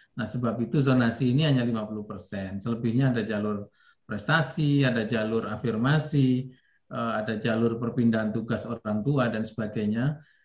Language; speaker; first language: Indonesian; native; Indonesian